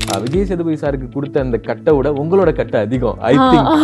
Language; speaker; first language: Tamil; native; Tamil